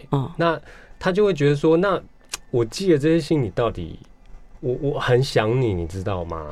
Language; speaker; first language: Chinese; non-native, local second language; Min Nan Chinese